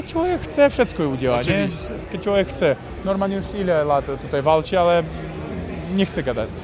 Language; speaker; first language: Polish; non-native, learner; Uzbek